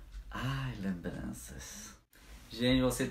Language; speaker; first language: Portuguese; non-native, fluent; French